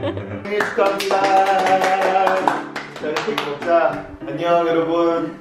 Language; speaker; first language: Korean; native; Korean